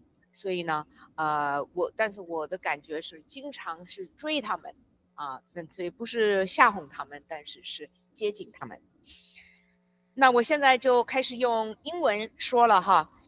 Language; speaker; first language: Chinese; early bilingual, heritage; English